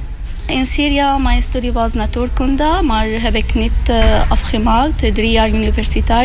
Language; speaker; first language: Dutch; non-native, learner; Arabic